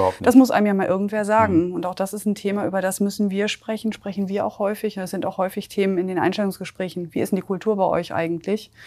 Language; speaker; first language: German; native; German